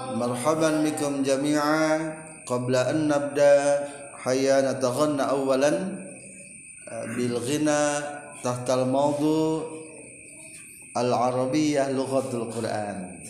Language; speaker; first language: Arabic; non-native, fluent; Indonesian